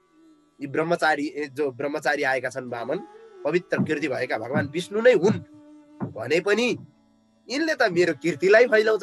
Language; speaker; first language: Nepali; native; Nepali